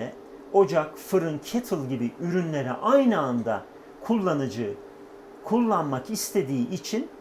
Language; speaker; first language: Turkish; native; Turkish